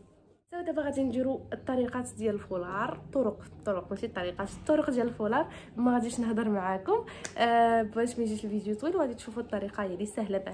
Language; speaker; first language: Arabic; native; Arabic